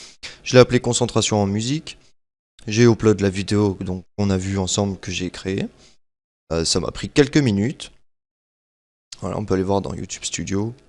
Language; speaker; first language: French; native; French